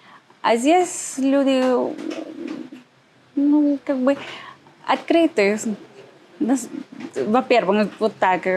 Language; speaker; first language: Russian; non-native, learner; Spanish